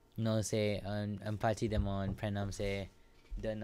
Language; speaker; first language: French; non-native, learner; English